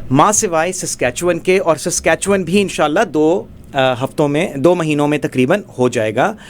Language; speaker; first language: Urdu; native; Urdu